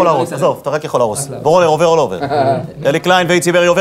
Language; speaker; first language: Hebrew; native; Hebrew